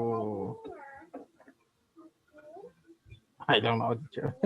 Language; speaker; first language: English; non-native, learner; Spanish